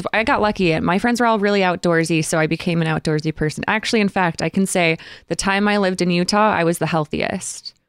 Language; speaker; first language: English; native; English